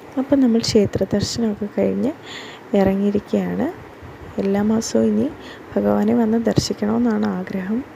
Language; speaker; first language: Malayalam; native; Malayalam